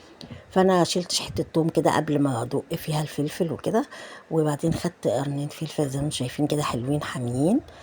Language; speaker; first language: Arabic; native; Arabic